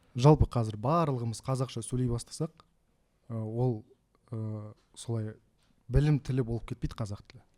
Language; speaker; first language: Kazakh; native; Kazakh